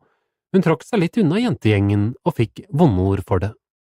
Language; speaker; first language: Norwegian; native; Norwegian